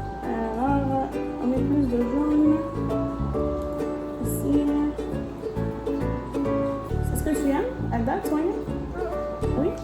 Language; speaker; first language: French; native; French